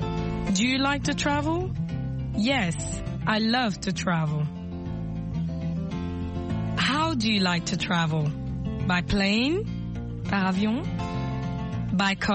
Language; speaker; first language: English; non-native, fluent; French